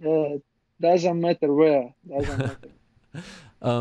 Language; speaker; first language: English; non-native, learner; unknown